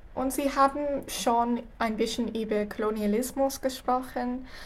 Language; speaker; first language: German; non-native, fluent; English